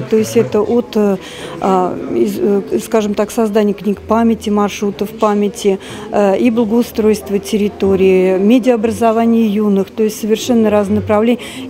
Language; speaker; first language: Russian; native; Russian